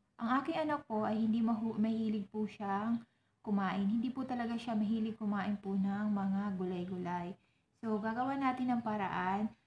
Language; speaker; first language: Filipino; non-native, local second language; Cebuano